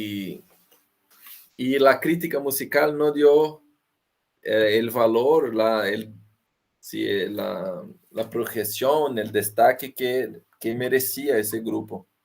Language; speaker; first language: Spanish; non-native, fluent; Portuguese